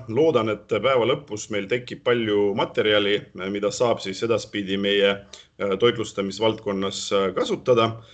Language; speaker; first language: Estonian; non-native, local second language; Russian